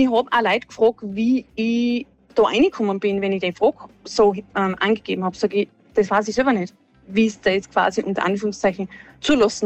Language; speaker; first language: German; native; German